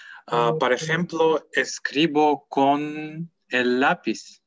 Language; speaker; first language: Spanish; non-native, learner; Russian